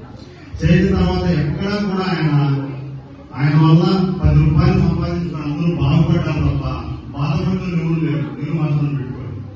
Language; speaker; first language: Telugu; native; Telugu